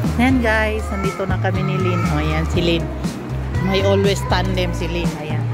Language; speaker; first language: Filipino; non-native, local second language; Maranao